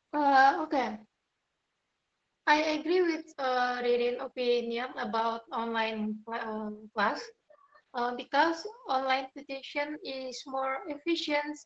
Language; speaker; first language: English; non-native, learner; Indonesian